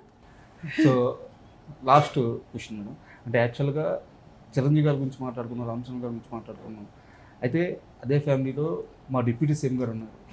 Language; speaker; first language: Telugu; native; Telugu